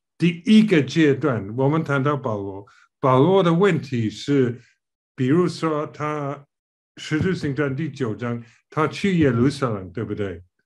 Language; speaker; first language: Chinese; non-native, fluent; English